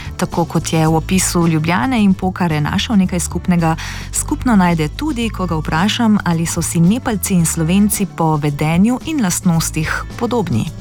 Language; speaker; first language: Slovenian; native; Slovenian